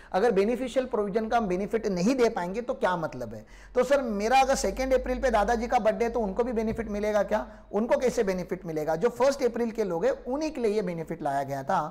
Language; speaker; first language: Hindi; non-native, local second language; Marathi